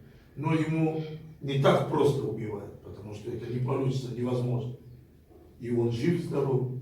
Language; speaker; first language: Russian; non-native, fluent; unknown